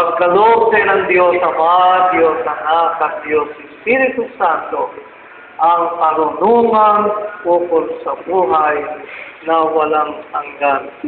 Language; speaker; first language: Filipino; native; Filipino